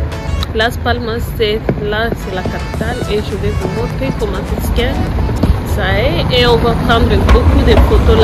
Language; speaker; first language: French; non-native, local second language; Lingala